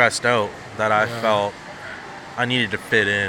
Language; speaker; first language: English; non-native, fluent; Punjabi